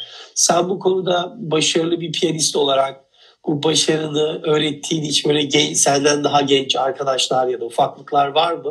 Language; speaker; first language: Turkish; native; Turkish